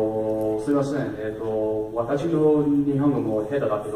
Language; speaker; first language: Japanese; non-native, learner; English